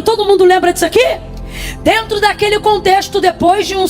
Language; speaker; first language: Portuguese; native; Portuguese